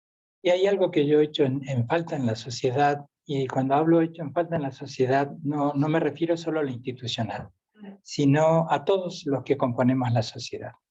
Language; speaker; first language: Spanish; native; Spanish